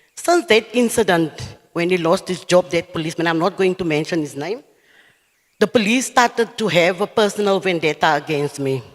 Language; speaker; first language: English; non-native, local second language; Afrikaans